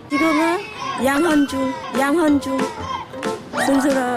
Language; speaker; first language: Korean; non-native, learner; Vietnamese